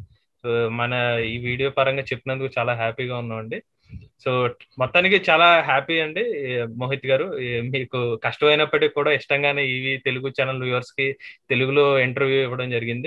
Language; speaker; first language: Telugu; native; Telugu